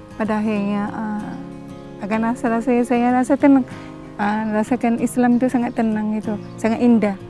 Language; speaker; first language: Malay; early bilingual, other home language; Min Nan Chinese